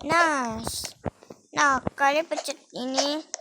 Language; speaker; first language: Malay; native; Malay